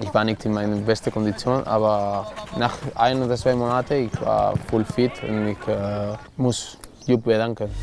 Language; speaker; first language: German; non-native, learner; Spanish